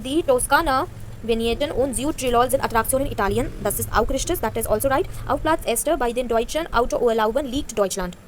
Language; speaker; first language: German; non-native, fluent; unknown